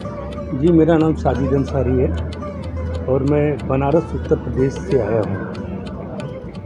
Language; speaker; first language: Hindi; native; Hindi